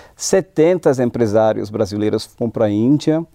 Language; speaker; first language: Portuguese; non-native, fluent; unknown